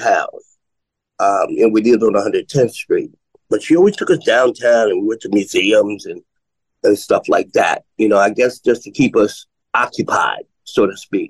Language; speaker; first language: English; native; English